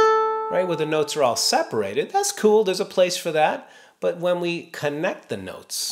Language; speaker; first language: English; native; English